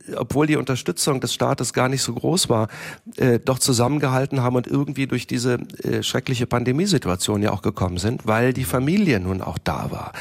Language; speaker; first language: German; native; German